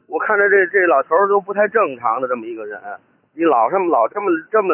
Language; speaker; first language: Chinese; native; Chinese